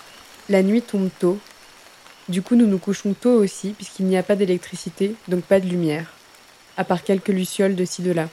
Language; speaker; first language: French; native; French